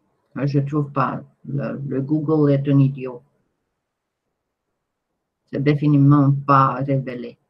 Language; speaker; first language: French; non-native, fluent; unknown